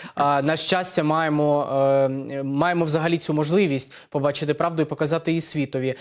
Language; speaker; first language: Ukrainian; native; Ukrainian